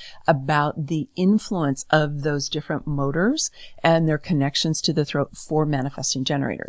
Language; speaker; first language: English; native; English